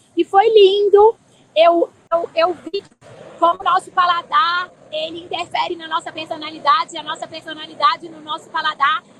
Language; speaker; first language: Portuguese; native; Portuguese